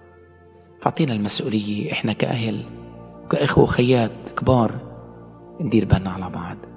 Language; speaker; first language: Arabic; native; Arabic